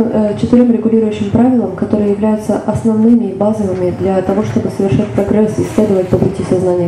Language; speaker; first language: Russian; native; Russian